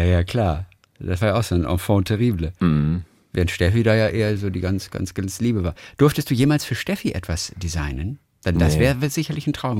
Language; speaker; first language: German; native; German